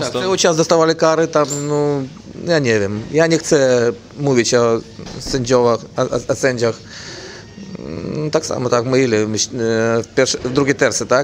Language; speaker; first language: Polish; non-native, fluent; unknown